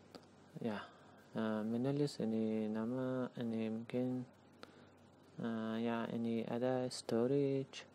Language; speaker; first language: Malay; non-native, learner; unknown